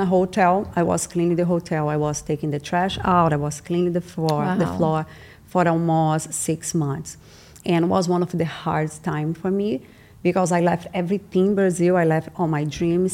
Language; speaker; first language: English; non-native, learner; Portuguese